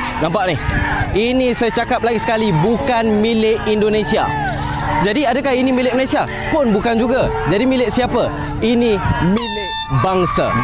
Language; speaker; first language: Malay; native; Malay